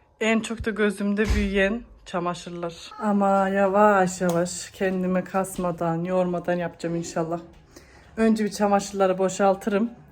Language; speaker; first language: Turkish; early bilingual, heritage; Turkish